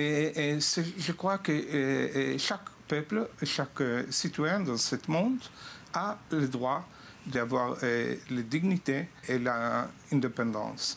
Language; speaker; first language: French; non-native, fluent; Hebrew